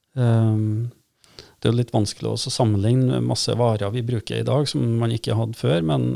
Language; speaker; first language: Norwegian; native; Norwegian